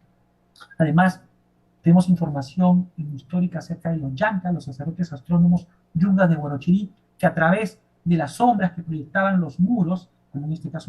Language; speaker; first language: Spanish; native; Spanish